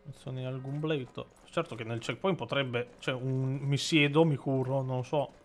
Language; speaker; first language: Italian; native; Italian